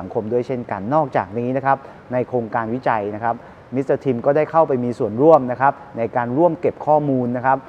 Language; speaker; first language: Thai; native; Thai